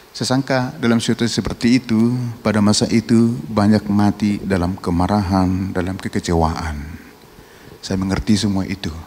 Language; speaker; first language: Indonesian; non-native, local second language; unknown